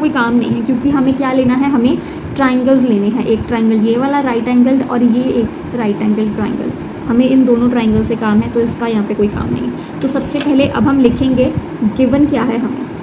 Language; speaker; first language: Hindi; native; Hindi